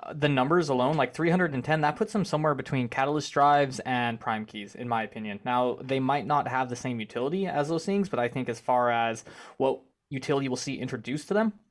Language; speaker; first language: English; native; English